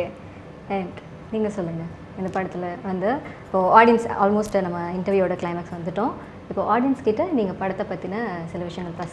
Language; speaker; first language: Tamil; native; Tamil